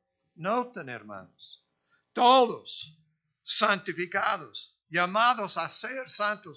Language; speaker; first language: Spanish; non-native, fluent; English